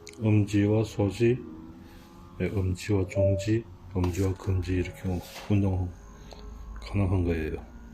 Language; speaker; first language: Korean; native; Korean